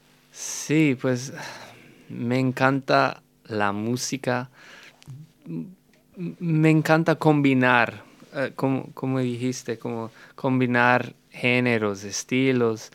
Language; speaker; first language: Spanish; non-native, fluent; English